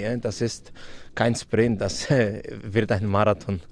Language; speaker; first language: German; non-native, fluent; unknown